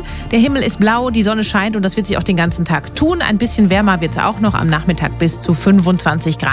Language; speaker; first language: German; native; German